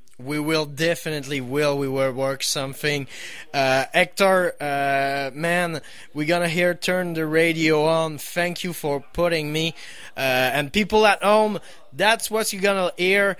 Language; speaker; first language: English; non-native, fluent; French